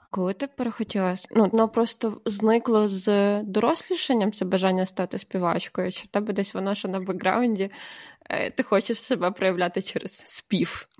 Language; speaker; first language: Ukrainian; native; Ukrainian